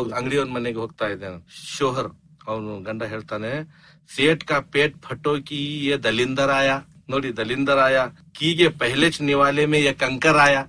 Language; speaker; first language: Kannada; non-native, local second language; Urdu